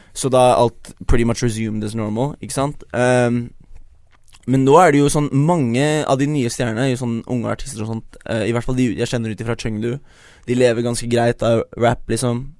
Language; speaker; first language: Norwegian; early bilingual, other home language; Chinese